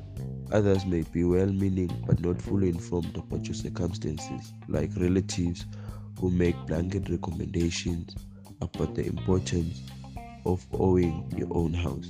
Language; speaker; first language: English; non-native, local second language; Swati